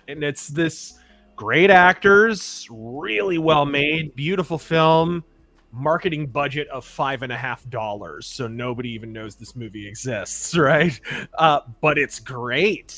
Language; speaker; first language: English; native; English